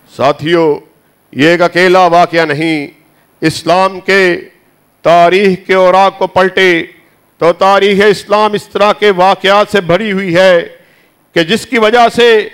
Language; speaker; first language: Urdu; native; Urdu